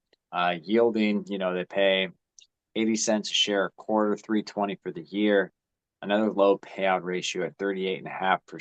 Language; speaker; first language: English; native; English